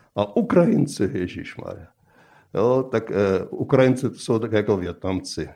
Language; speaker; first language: Czech; native; Czech